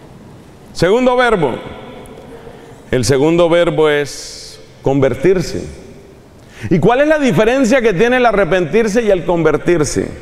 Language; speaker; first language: Spanish; native; Spanish